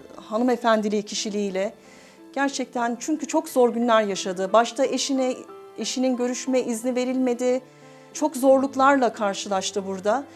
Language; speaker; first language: Turkish; native; Turkish